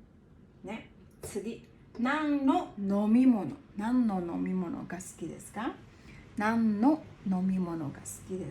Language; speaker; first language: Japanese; non-native, fluent; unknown